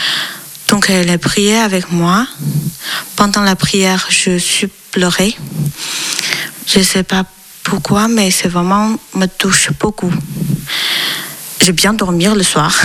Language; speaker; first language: French; non-native, learner; Chinese